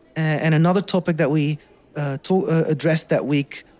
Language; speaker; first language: English; non-native, fluent; Dutch